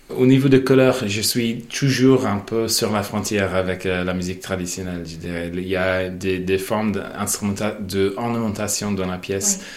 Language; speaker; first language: French; non-native, fluent; English